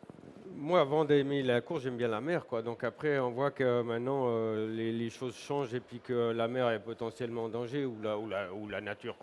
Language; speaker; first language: French; native; French